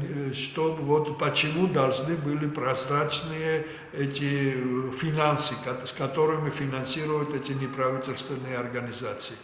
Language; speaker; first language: Russian; non-native, local second language; Georgian